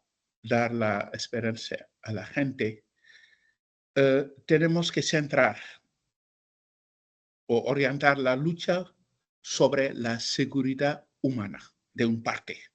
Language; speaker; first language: Spanish; non-native, fluent; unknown